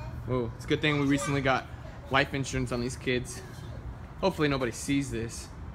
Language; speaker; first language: English; native; English